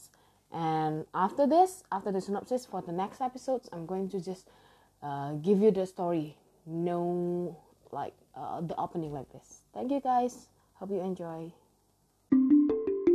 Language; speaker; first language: English; non-native, learner; Indonesian